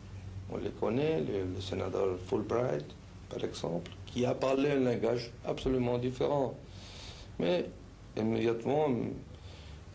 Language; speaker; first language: French; non-native, fluent; Spanish